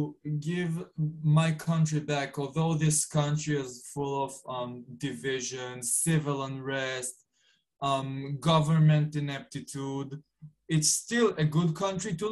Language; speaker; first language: English; non-native, fluent; Hebrew